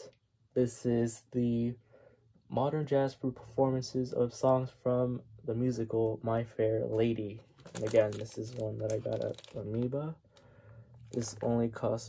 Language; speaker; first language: English; native; English